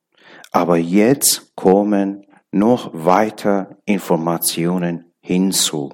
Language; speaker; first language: German; non-native, learner; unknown